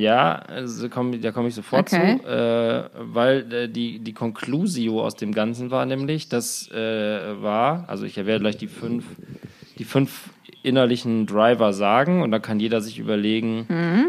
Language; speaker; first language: German; native; German